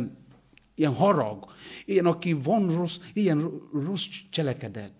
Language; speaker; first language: Hungarian; non-native, learner; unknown